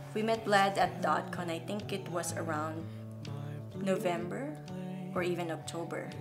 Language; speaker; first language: English; non-native, local second language; Filipino